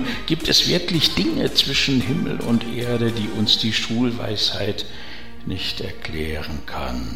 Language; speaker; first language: German; native; German